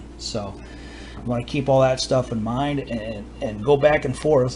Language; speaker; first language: English; native; English